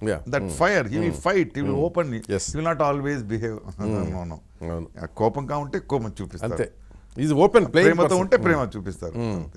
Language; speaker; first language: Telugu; non-native, learner; Tamil